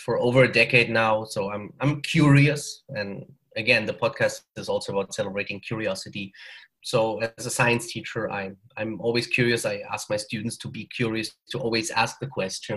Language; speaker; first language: English; non-native, fluent; German